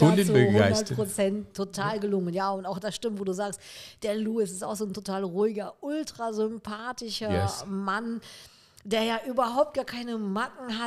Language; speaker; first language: German; native; German